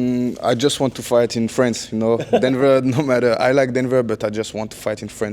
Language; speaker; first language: English; non-native, learner; French